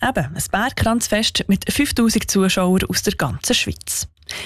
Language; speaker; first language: German; native; German